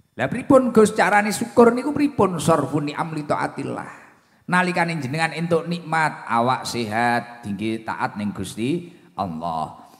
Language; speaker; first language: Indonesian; non-native, local second language; Javanese